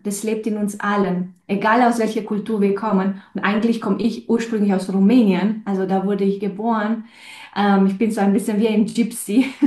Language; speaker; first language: German; non-native, fluent; Romanian